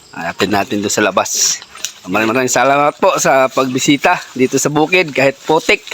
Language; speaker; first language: Filipino; non-native, local second language; Cebuano